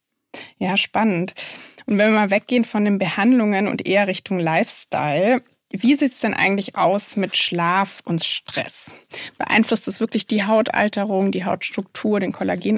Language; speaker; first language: German; native; German